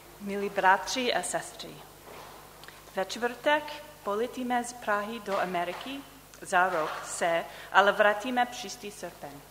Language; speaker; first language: Czech; non-native, learner; English